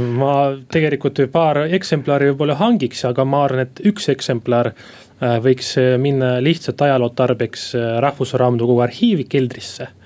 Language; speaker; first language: Estonian; non-native, local second language; Russian